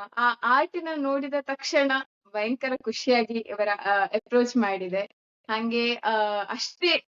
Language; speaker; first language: Kannada; native; Kannada